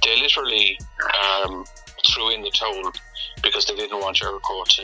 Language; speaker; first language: English; native; English